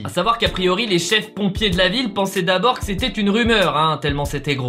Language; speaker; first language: French; native; French